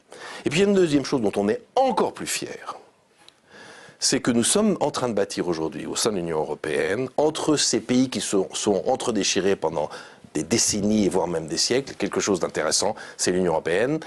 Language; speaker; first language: French; native; French